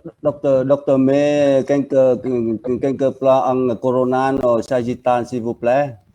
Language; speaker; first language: French; non-native, learner; Vietnamese